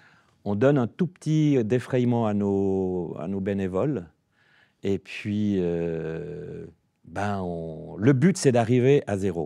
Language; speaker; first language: French; native; French